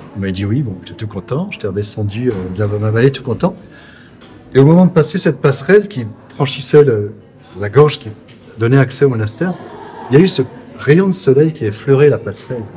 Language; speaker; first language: French; native; French